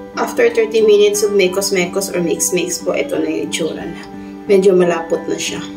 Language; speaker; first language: Filipino; non-native, local second language; Cebuano